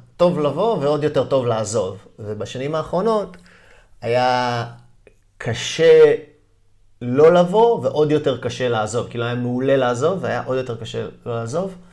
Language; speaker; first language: Hebrew; native; Hebrew